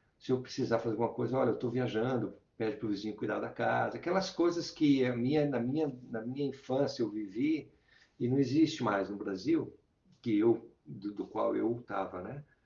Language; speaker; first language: Portuguese; native; Portuguese